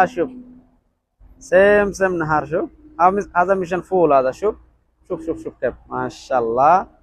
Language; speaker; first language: Arabic; non-native, learner; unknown